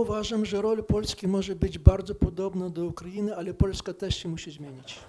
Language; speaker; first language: Polish; non-native, fluent; Ukrainian